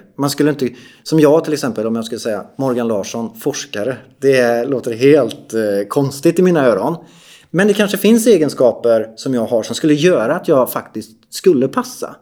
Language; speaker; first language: Swedish; native; Swedish